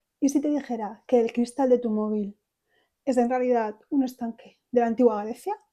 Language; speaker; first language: Spanish; native; Spanish